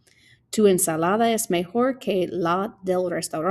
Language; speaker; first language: Spanish; non-native, fluent; English